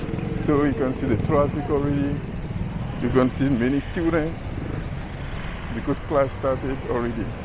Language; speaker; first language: English; non-native, fluent; French